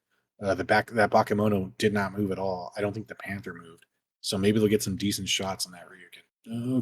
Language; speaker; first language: English; native; English